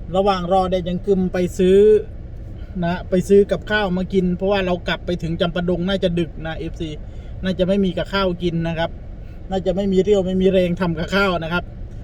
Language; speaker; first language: Thai; non-native, local second language; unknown